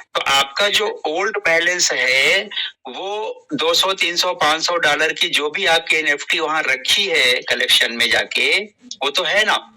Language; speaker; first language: Hindi; native; Hindi